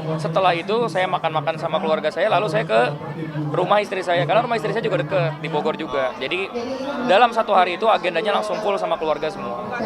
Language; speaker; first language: Indonesian; native; Indonesian